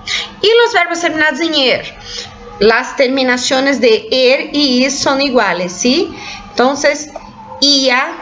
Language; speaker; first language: Spanish; non-native, fluent; Portuguese